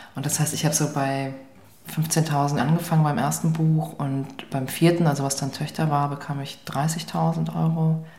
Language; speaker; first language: German; native; German